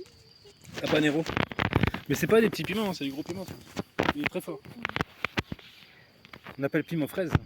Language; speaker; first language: French; native; French